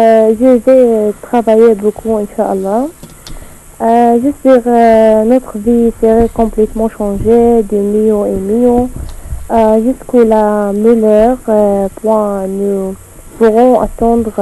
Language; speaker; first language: French; non-native, learner; Arabic